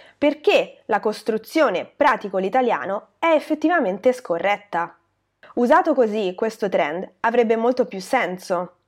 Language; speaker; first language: Italian; native; Italian